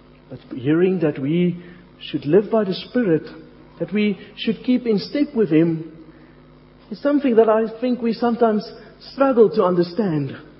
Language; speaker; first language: English; non-native, local second language; Afrikaans